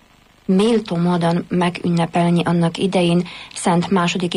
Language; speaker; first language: Hungarian; non-native, fluent; Polish